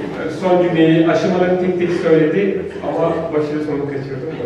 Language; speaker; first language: Turkish; native; Turkish